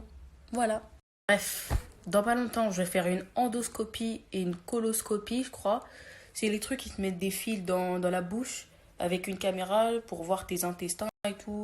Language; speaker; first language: French; native; French